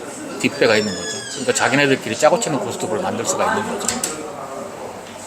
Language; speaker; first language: Korean; native; Korean